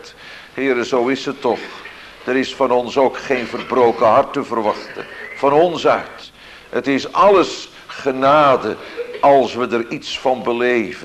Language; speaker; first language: Dutch; native; Dutch